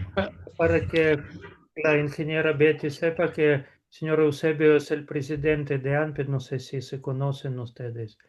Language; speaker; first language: Spanish; non-native, fluent; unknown